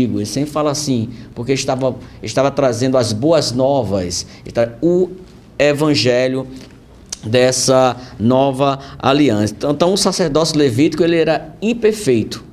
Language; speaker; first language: Portuguese; native; Portuguese